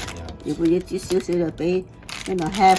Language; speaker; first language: Cantonese; native; Cantonese